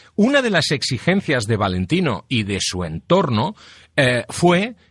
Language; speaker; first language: Spanish; non-native, local second language; Catalan